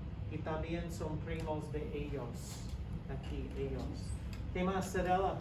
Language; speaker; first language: Spanish; non-native, fluent; English